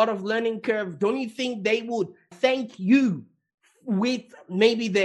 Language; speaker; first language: English; non-native, local second language; Shona